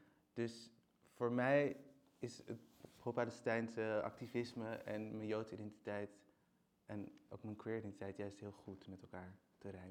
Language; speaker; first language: Dutch; native; Dutch